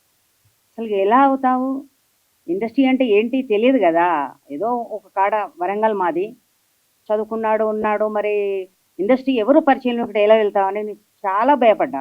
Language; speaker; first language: Telugu; native; Telugu